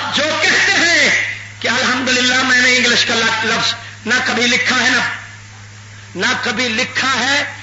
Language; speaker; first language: Urdu; non-native, local second language; Punjabi